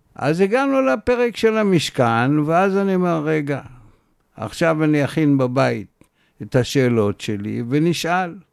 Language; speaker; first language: Hebrew; native; Hebrew